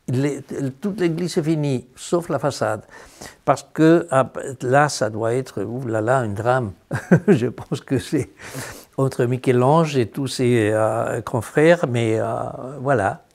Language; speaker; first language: French; non-native, fluent; Spanish